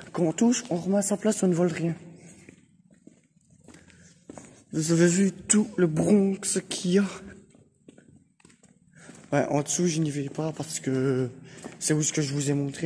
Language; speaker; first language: French; native; French